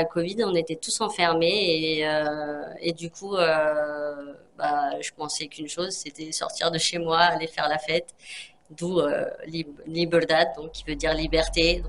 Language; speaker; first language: French; native; French